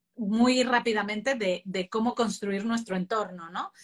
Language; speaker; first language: Spanish; native; Spanish